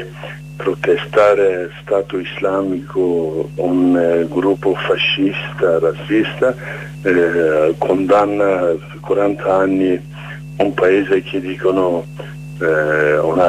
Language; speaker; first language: Italian; non-native, learner; Kurdish